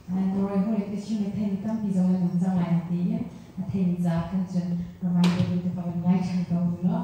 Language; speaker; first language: Norwegian; non-native, fluent; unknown